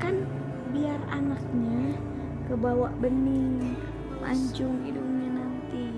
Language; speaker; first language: Indonesian; native; Indonesian